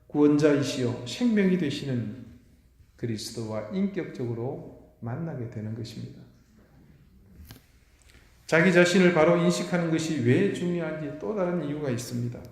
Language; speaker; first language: Korean; native; Korean